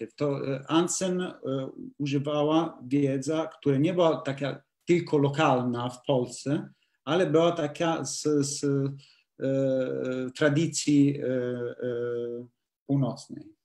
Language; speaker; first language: Polish; non-native, learner; Italian